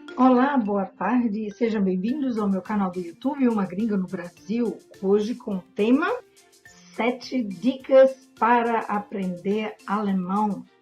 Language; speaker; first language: Portuguese; non-native, fluent; German